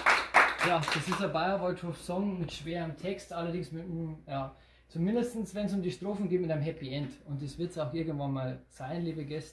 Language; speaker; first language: German; native; German